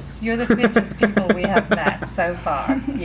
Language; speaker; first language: English; native; English